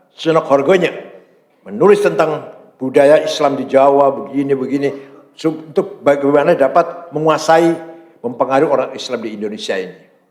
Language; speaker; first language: Malay; non-native, local second language; Javanese